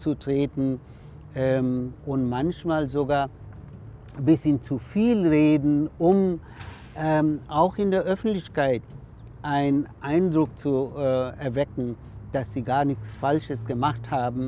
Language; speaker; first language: German; non-native, fluent; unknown